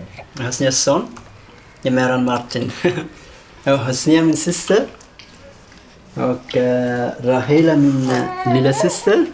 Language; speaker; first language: Swedish; non-native, learner; Persian